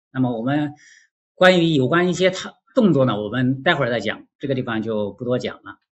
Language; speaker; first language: Chinese; native; Chinese